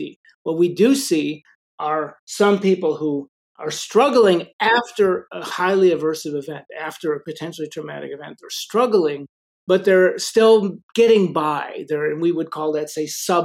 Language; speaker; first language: English; native; English